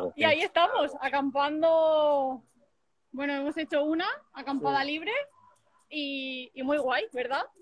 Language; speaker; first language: Spanish; native; Spanish